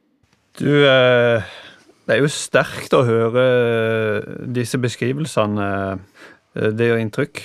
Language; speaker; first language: Norwegian; native; Norwegian